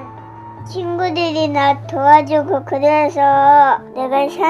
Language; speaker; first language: Korean; native; Korean